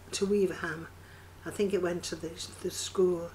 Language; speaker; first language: English; native; English